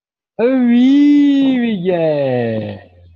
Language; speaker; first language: French; non-native, fluent; Portuguese